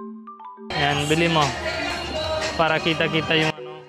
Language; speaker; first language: Filipino; non-native, learner; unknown